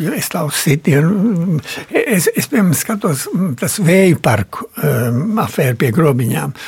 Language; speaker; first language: Latvian; early bilingual, heritage; Latvian